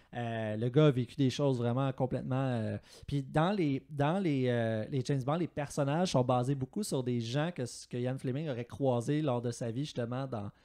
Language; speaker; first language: French; native; French